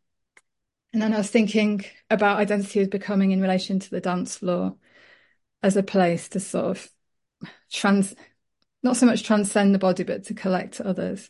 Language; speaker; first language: English; native; English